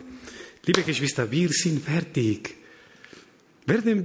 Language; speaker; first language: German; non-native, fluent; Spanish